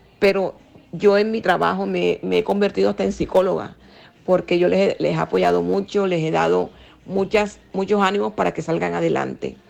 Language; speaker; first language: Spanish; native; Spanish